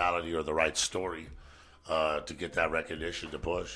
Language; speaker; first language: English; native; English